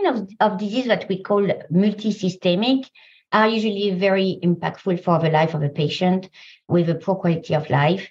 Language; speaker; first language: English; non-native, fluent; French